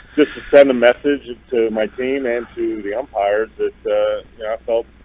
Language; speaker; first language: English; native; English